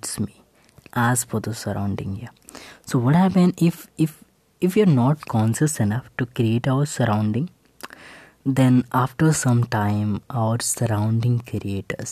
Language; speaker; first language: English; non-native, local second language; Hindi